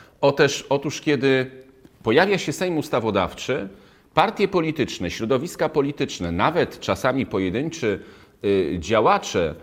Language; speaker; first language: Polish; native; Polish